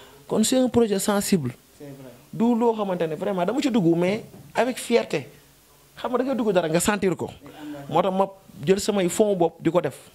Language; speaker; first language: French; non-native, local second language; Wolof